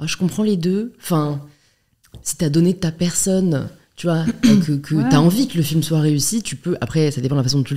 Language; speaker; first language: French; native; French